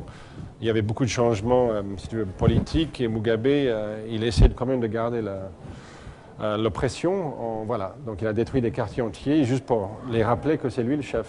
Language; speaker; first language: French; non-native, fluent; English